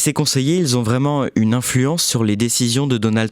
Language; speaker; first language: French; native; French